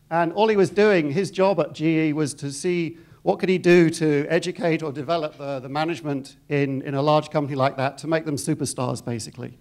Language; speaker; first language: English; native; English